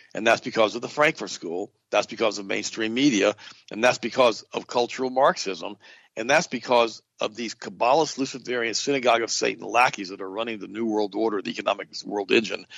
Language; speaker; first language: English; native; English